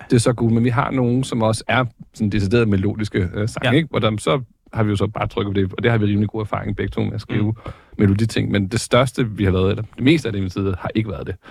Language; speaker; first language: Danish; native; Danish